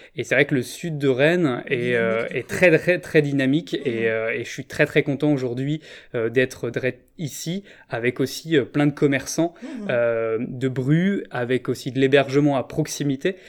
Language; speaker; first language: French; native; French